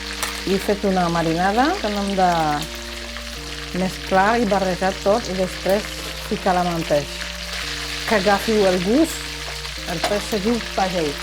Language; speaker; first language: Catalan; non-native, fluent; Fula